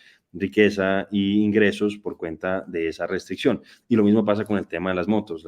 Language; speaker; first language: Spanish; native; Spanish